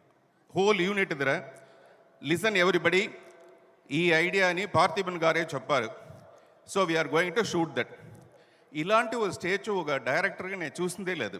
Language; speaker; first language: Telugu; non-native, local second language; Tamil